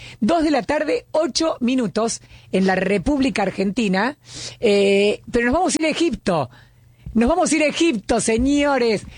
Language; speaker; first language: Spanish; native; Spanish